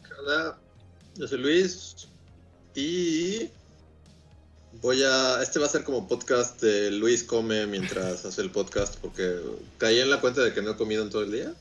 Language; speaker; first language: Spanish; native; Spanish